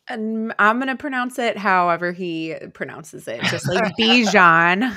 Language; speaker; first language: English; native; English